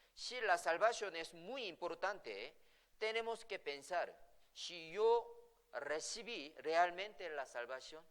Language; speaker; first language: Spanish; non-native, fluent; Korean